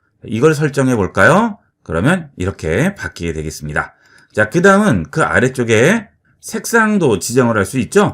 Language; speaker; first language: Korean; native; Korean